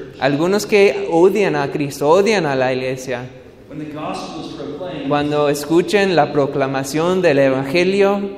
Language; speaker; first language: Spanish; non-native, learner; English